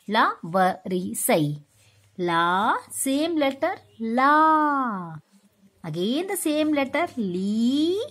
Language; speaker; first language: English; non-native, local second language; Tamil